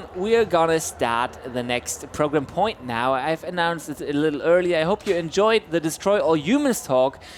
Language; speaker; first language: English; non-native, fluent; German